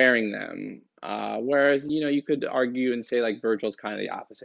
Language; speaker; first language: English; native; English